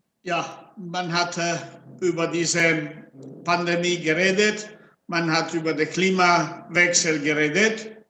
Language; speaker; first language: German; non-native, fluent; Italian